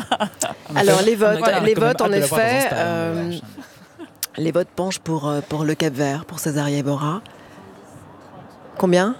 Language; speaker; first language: French; native; French